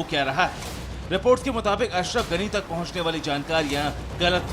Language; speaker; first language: Hindi; native; Hindi